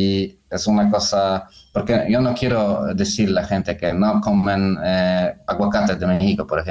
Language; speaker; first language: Spanish; non-native, learner; Polish